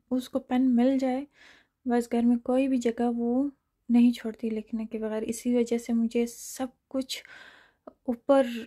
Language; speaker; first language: Urdu; non-native, fluent; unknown